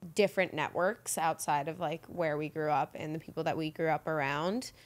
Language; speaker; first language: English; native; English